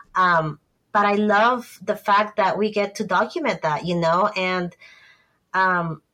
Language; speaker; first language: English; non-native, fluent; Spanish